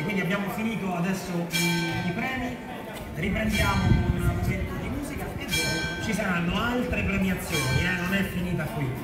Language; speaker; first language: Italian; native; Italian